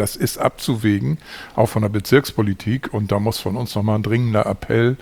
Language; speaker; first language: German; native; German